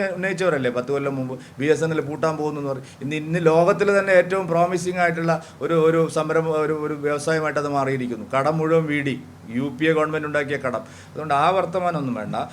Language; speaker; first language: Malayalam; native; Malayalam